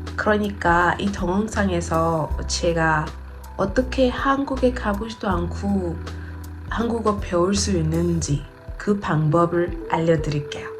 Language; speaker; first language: Korean; non-native, learner; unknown